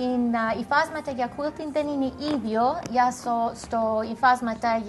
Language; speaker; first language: Greek; non-native, learner; English